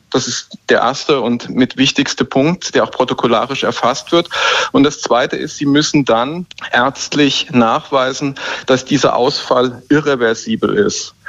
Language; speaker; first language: German; native; German